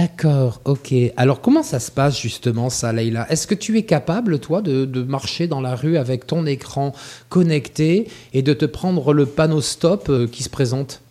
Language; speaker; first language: French; native; French